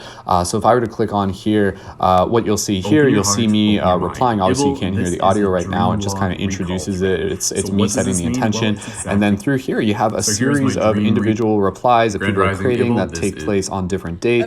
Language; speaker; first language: English; native; English